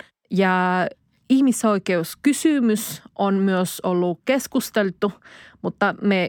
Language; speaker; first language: Finnish; non-native, fluent; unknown